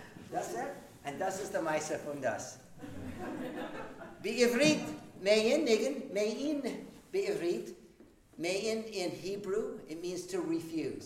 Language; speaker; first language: German; non-native, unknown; English